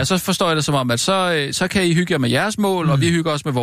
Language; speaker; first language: Danish; native; Danish